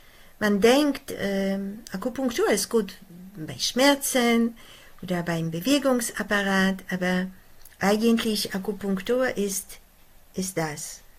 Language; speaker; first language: German; non-native, fluent; Polish